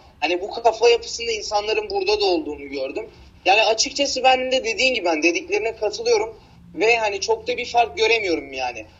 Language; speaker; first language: Turkish; native; Turkish